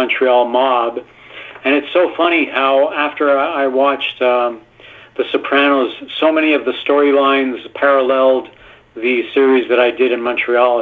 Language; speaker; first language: English; non-native, fluent; Italian